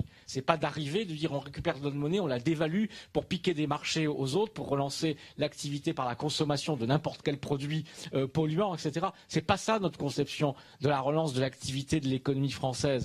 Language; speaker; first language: French; native; French